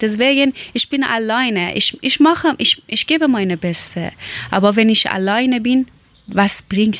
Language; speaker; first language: German; non-native, learner; Persian